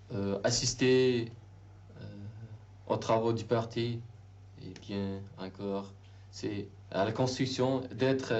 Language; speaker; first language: French; non-native, learner; Uzbek